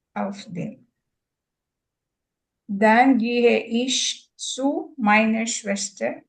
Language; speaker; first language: German; non-native, learner; Filipino